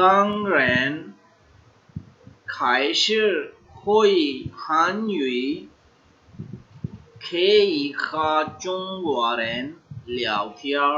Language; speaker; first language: Chinese; non-native, fluent; Urdu